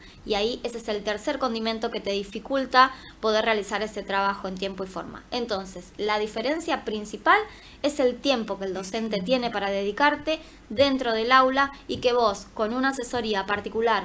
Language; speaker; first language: Spanish; native; Spanish